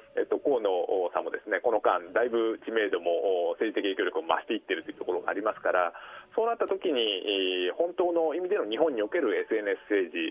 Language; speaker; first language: Japanese; native; Japanese